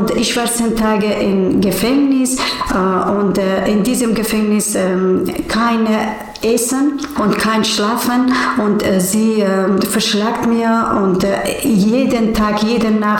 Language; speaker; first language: German; non-native, learner; Persian